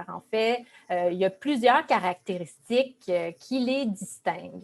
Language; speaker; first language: French; native; French